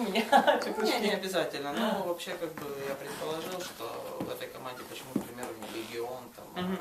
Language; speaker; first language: Russian; native; Russian